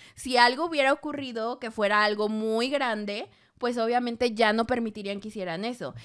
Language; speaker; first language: Spanish; native; Spanish